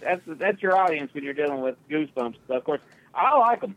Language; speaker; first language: English; native; English